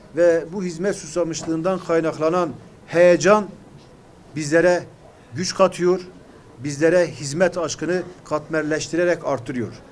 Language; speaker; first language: Turkish; native; Turkish